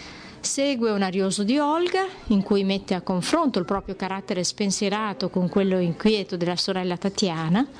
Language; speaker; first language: Italian; native; Italian